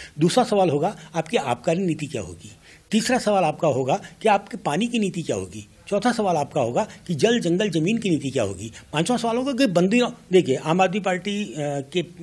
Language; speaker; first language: Hindi; native; Hindi